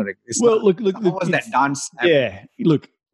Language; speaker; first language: English; native; English